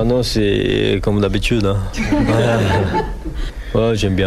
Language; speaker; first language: French; non-native, learner; Japanese